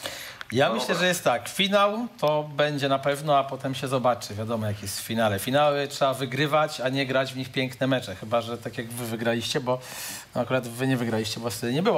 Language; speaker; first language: Polish; native; Polish